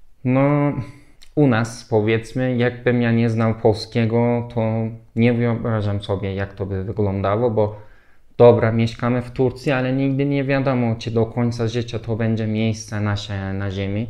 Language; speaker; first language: Polish; non-native, learner; Turkish